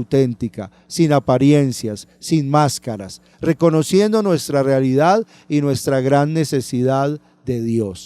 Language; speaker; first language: Spanish; native; Spanish